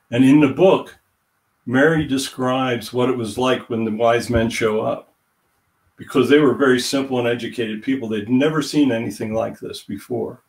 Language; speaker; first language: English; native; English